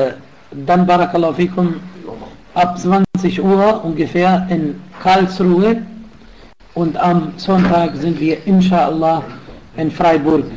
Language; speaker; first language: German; non-native, fluent; Arabic